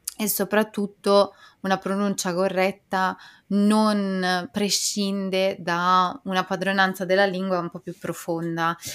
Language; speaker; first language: Italian; native; Italian